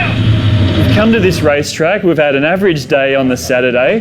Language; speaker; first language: English; native; English